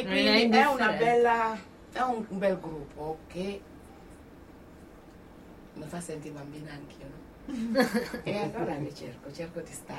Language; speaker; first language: Italian; non-native, fluent; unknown